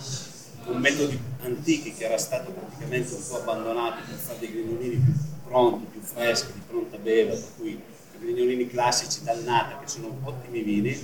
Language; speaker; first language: Italian; native; Italian